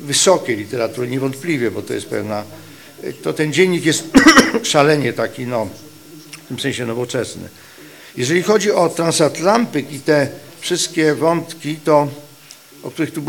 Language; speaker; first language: Polish; native; Polish